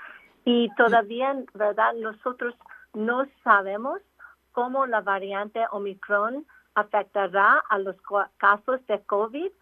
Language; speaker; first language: Spanish; non-native, local second language; English